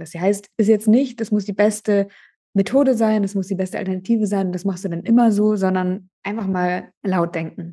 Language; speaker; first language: German; native; German